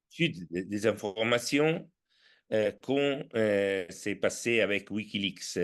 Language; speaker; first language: French; non-native, fluent; Italian